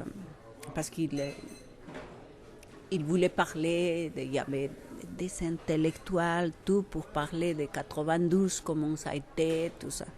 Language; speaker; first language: French; non-native, fluent; Quechua